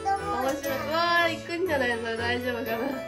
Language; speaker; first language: Japanese; native; Japanese